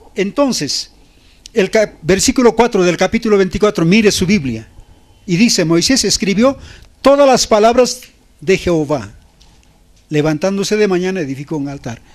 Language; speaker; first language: Spanish; non-native, local second language; Aymara